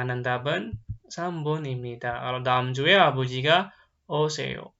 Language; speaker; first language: Korean; non-native, fluent; Indonesian